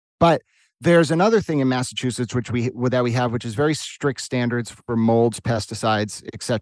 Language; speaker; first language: English; native; English